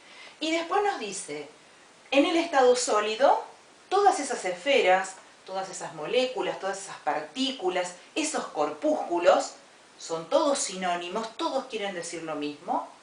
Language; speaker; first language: Spanish; native; Spanish